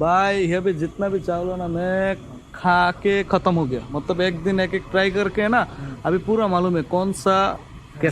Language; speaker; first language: Hindi; non-native, learner; Bangla